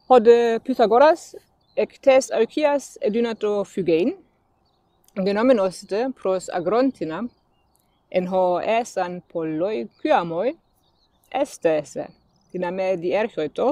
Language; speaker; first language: Greek; non-native, fluent; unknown